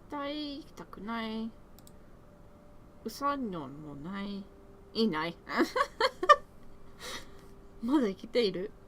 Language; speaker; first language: Japanese; non-native, learner; English